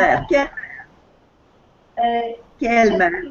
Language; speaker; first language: French; non-native, fluent; Russian